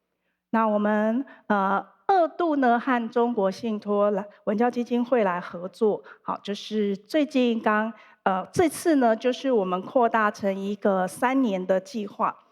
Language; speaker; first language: Chinese; native; Chinese